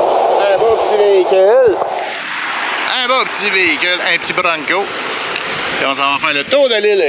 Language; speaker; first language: French; native; French